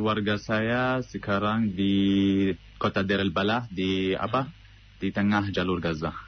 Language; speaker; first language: Indonesian; non-native, fluent; Arabic